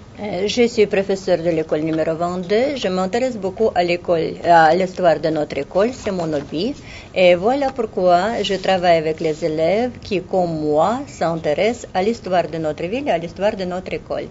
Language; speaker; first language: French; non-native, fluent; Russian